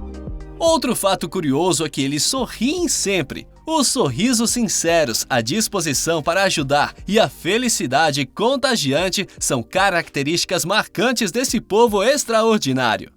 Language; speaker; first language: Portuguese; native; Portuguese